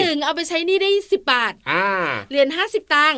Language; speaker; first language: Thai; native; Thai